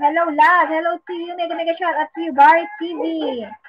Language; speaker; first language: English; non-native, local second language; Filipino